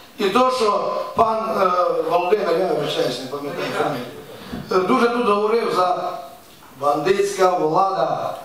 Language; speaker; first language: Ukrainian; native; Ukrainian